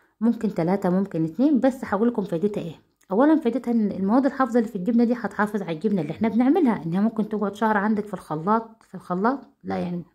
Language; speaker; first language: Arabic; native; Arabic